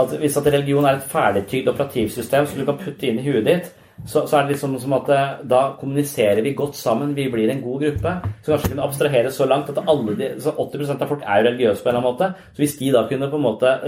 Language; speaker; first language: Norwegian; native; Norwegian